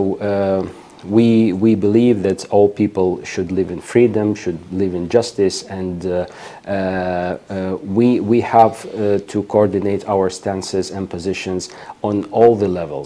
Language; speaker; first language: English; non-native, fluent; Ukrainian